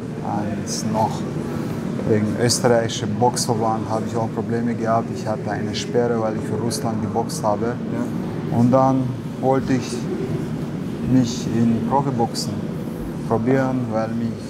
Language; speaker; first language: German; non-native, learner; Chechen